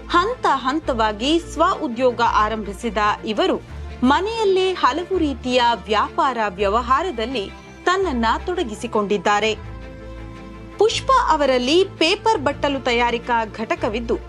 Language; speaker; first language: Kannada; native; Kannada